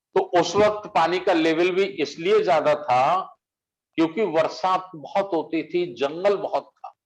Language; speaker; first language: Hindi; native; Hindi